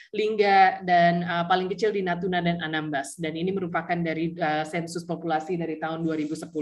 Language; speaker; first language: Indonesian; early bilingual, heritage; Indonesian